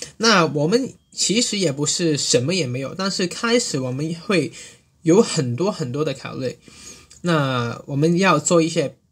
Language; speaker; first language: Chinese; non-native, local second language; Cantonese